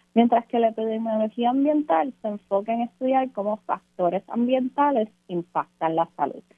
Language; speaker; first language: Spanish; native; Spanish